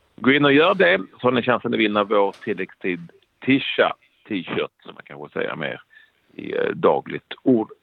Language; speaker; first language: Swedish; native; Swedish